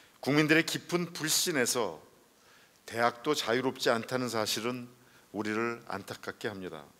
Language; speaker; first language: Korean; native; Korean